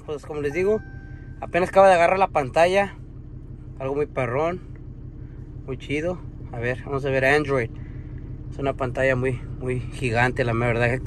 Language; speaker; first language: Spanish; early bilingual, heritage; Spanish